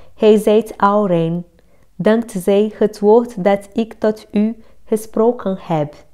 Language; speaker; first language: Dutch; non-native, fluent; Portuguese